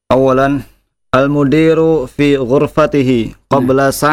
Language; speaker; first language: Arabic; non-native, learner; Indonesian